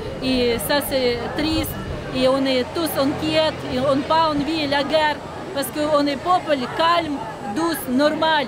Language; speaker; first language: French; non-native, learner; Ukrainian